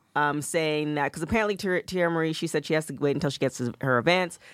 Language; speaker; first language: English; native; English